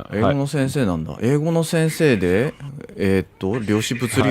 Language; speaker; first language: Japanese; native; Japanese